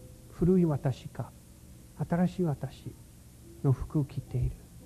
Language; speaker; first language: Japanese; non-native, fluent; English